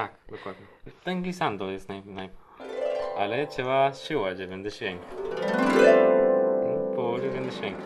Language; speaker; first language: Polish; non-native, learner; Spanish